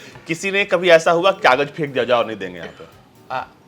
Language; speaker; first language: Hindi; native; Hindi